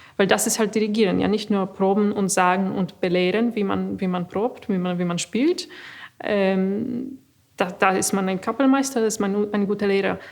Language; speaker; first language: German; non-native, fluent; Polish